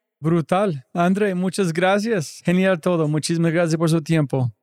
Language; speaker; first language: Spanish; non-native, fluent; English